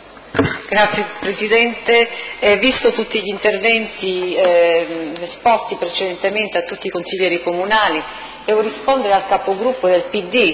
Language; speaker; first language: Italian; native; Italian